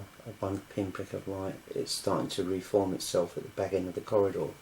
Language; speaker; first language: English; native; English